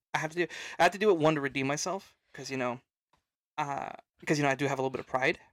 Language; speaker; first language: English; native; English